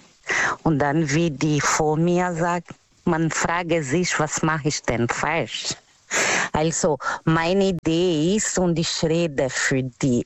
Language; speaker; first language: German; non-native, learner; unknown